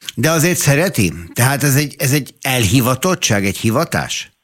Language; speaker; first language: Hungarian; native; Hungarian